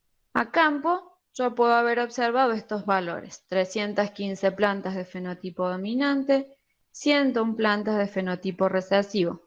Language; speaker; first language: Spanish; native; Spanish